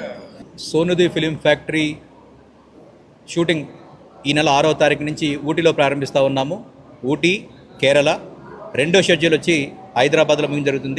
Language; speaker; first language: Telugu; native; Telugu